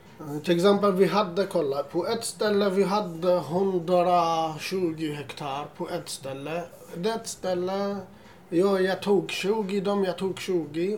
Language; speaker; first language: Swedish; non-native, learner; Assyrian Neo-Aramaic